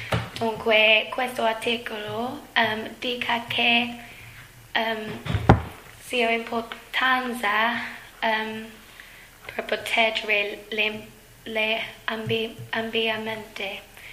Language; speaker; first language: Italian; non-native, learner; English